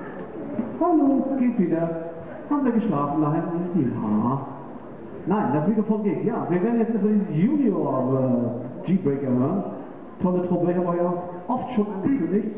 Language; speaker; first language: German; native; German